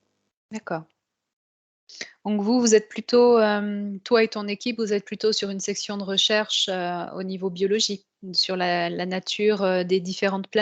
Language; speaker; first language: French; native; French